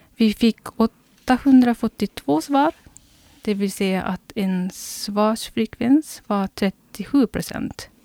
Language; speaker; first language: Swedish; non-native, fluent; Japanese